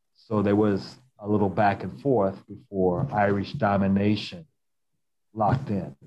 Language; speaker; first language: English; native; English